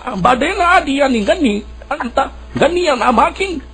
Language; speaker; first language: Arabic; non-native, learner; Urdu